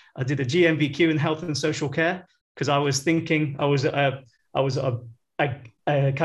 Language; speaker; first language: English; native; English